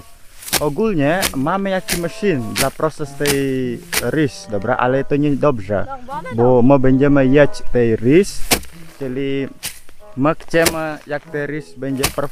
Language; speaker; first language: Polish; non-native, learner; Balinese